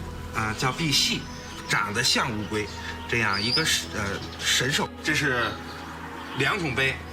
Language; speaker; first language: Chinese; native; Chinese